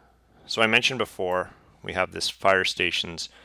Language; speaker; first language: English; native; English